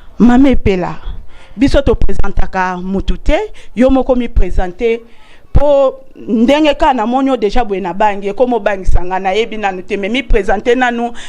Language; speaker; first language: Lingala; native; Lingala